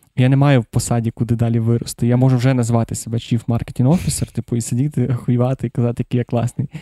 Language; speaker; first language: Ukrainian; non-native, local second language; Russian